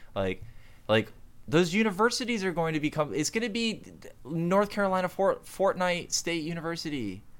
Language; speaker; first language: English; native; English